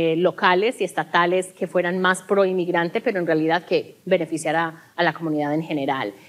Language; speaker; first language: Spanish; early bilingual, heritage; Spanish